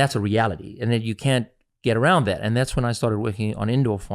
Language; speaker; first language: English; native; English